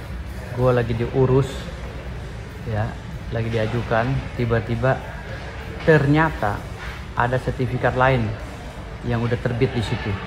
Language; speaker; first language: Indonesian; native; Indonesian